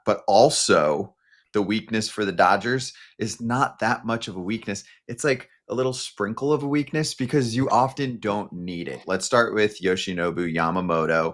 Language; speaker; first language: English; native; English